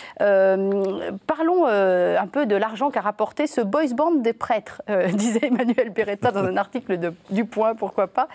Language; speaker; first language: French; native; French